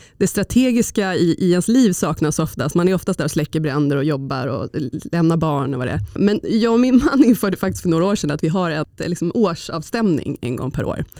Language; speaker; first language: Swedish; native; Swedish